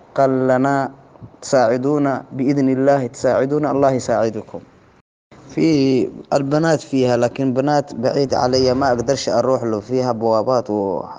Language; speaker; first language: Arabic; non-native, local second language; Somali